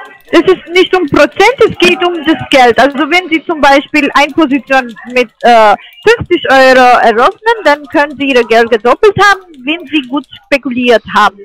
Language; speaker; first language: German; non-native, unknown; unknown